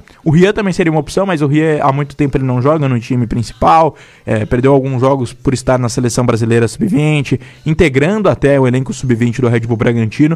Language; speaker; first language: Portuguese; native; Portuguese